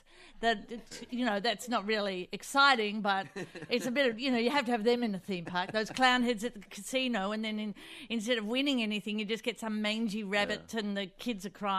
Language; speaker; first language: English; native; English